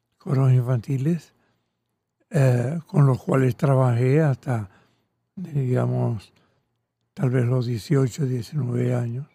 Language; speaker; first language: Spanish; early bilingual, other home language; Catalan